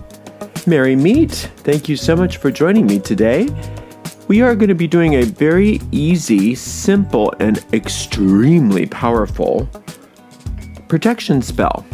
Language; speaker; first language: English; native; English